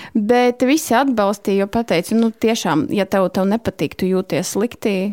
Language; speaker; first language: Latvian; non-native, local second language; Russian